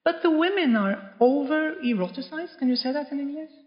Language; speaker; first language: English; non-native, fluent; Norwegian